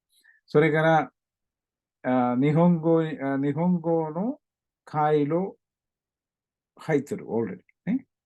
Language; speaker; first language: Japanese; non-native, learner; Malayalam